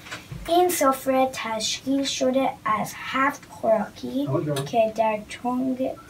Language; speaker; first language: Persian; early bilingual, heritage; Persian